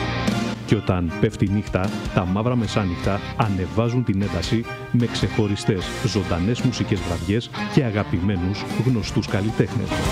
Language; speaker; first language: Greek; native; Greek